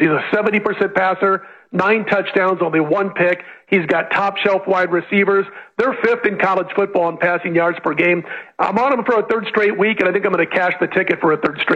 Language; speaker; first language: English; native; English